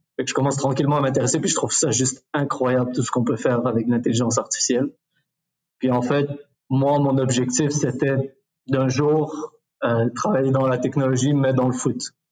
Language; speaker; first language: French; early bilingual, other home language; Arabic